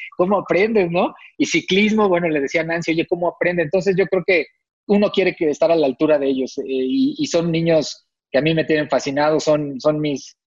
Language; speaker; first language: Spanish; native; Spanish